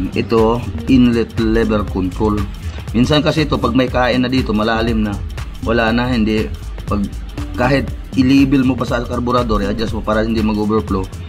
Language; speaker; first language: Filipino; non-native, local second language; Cebuano